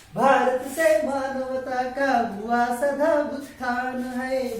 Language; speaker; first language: Hindi; non-native, local second language; Telugu